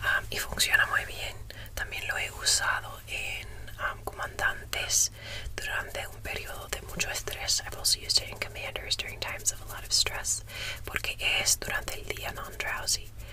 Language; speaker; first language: Spanish; non-native, fluent; English